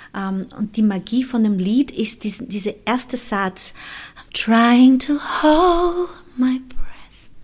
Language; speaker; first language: German; non-native, fluent; Portuguese